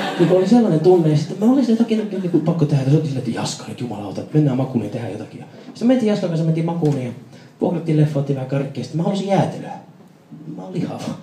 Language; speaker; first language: Finnish; early bilingual, other home language; Persian